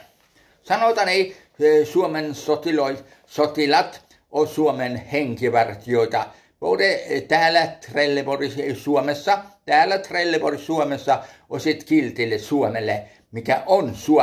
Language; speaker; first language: Finnish; early bilingual, heritage; Finnish